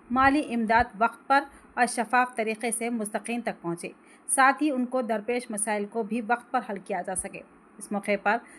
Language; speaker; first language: Urdu; native; Urdu